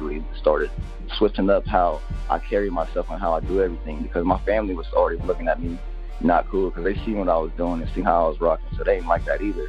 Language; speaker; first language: English; native; English